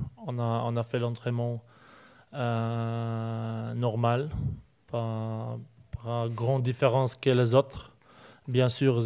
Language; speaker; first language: French; non-native, learner; Polish